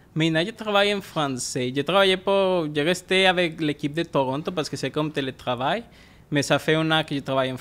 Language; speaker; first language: French; non-native, fluent; Spanish